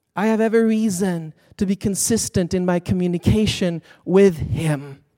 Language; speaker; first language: English; non-native, fluent; Swedish